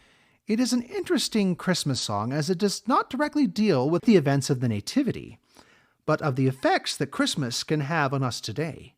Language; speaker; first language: English; native; English